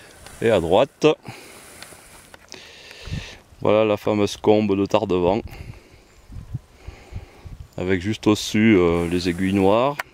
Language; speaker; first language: French; native; French